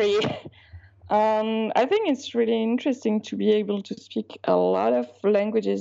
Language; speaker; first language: English; non-native, fluent; Swiss German